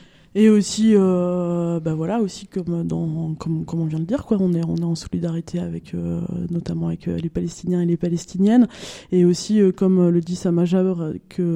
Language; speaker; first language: French; native; French